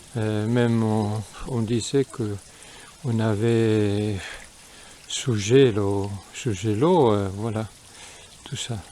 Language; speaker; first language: French; non-native, fluent; Spanish